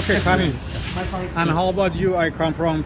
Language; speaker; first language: English; non-native, learner; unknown